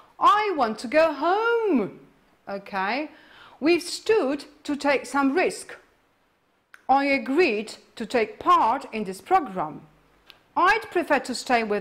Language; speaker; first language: English; non-native, fluent; Polish